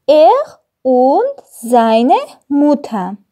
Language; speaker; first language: German; non-native, fluent; Armenian